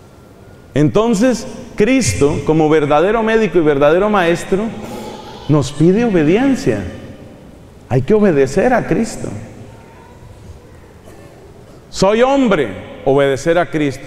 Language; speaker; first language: Spanish; native; Spanish